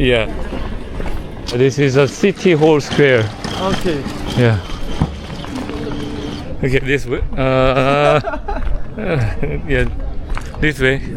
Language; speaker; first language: English; non-native, learner; Korean